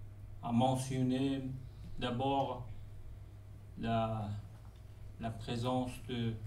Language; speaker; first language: French; non-native, fluent; Persian